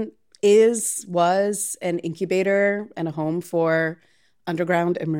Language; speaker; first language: English; non-native, local second language; Telugu